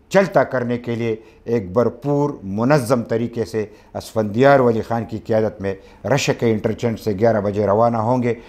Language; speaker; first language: Urdu; non-native, local second language; Pashto